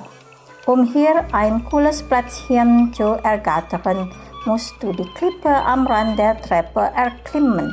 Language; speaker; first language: German; non-native, fluent; Indonesian